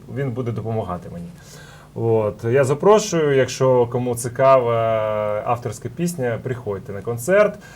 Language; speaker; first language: Ukrainian; early bilingual, heritage; Russian